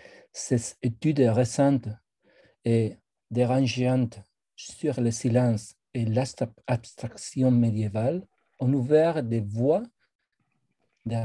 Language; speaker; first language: French; non-native, fluent; Spanish